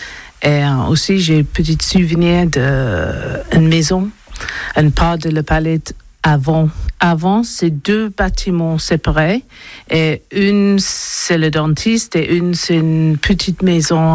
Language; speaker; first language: French; non-native, learner; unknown